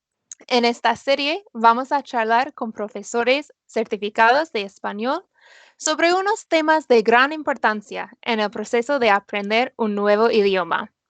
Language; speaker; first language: Spanish; non-native, fluent; English